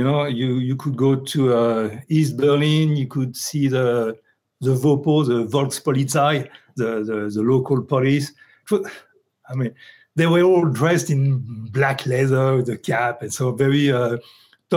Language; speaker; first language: English; non-native, fluent; French